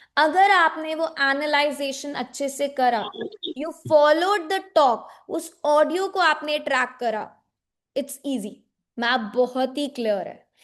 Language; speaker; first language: Hindi; native; Hindi